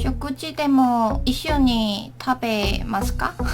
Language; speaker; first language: Japanese; non-native, learner; Korean